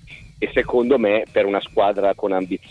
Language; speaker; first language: Italian; native; Italian